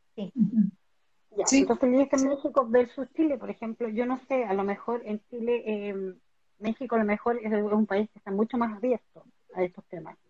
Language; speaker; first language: Spanish; native; Spanish